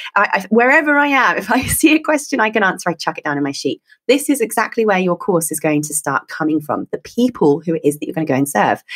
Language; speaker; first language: English; native; English